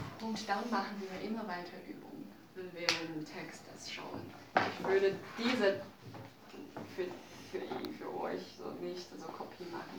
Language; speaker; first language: German; non-native, learner; Chinese